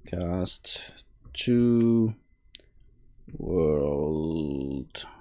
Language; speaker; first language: English; non-native, fluent; Norwegian